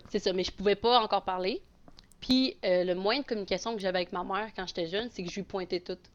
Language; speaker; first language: French; native; French